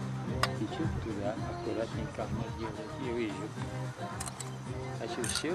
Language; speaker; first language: Russian; non-native, local second language; Uyghur